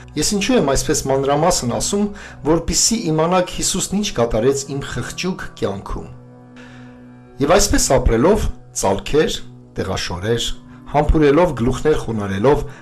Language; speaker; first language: Armenian; non-native, local second language; Kurdish